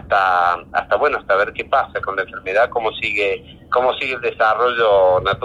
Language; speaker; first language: Spanish; native; Spanish